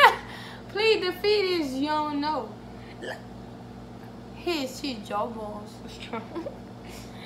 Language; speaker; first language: English; native; English